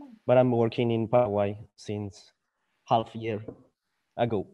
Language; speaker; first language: English; non-native, learner; Spanish